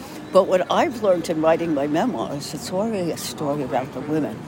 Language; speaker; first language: English; native; English